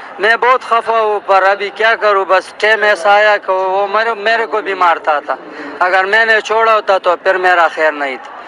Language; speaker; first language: Urdu; non-native, local second language; Pashto